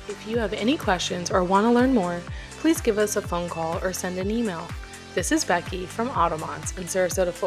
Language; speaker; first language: English; native; English